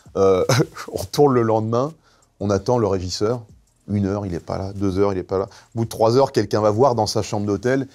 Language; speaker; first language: French; native; French